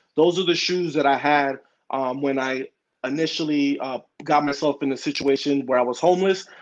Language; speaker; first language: English; early bilingual, other home language; Spanish